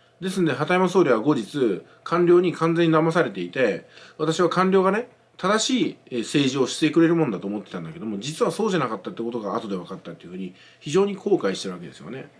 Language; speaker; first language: Japanese; native; Japanese